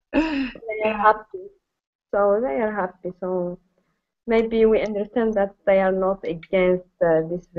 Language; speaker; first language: English; non-native, learner; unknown